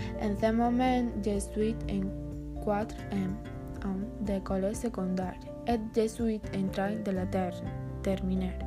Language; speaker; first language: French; non-native, learner; Spanish